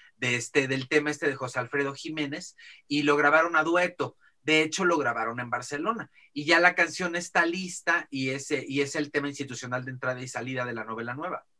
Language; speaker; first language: Spanish; native; Spanish